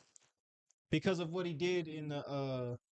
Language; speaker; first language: English; native; English